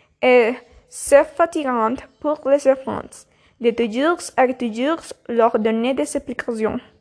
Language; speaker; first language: French; non-native, learner; Spanish